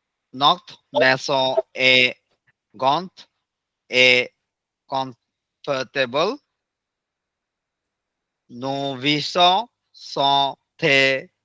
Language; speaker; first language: French; non-native, learner; Bangla